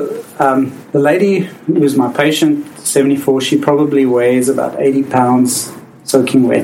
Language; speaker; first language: English; native; English